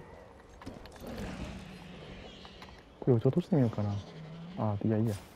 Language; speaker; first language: Japanese; native; Japanese